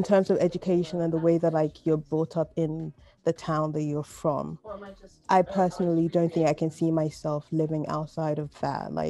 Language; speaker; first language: English; native; English